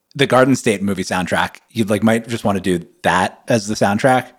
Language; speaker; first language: English; native; English